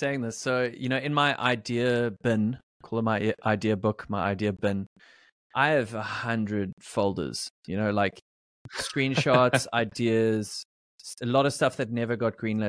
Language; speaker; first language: English; native; English